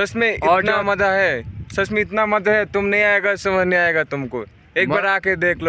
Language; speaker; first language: Hindi; non-native, local second language; Bangla